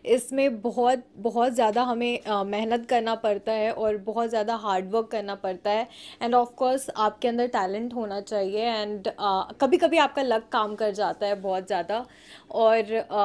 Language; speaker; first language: Hindi; native; Hindi